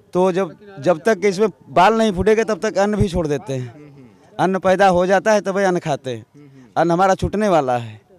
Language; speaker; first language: Hindi; native; Hindi